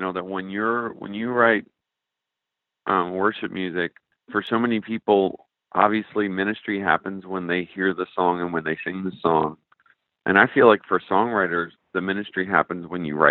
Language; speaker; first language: English; native; English